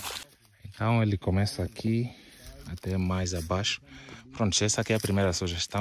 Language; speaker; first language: Portuguese; native; Portuguese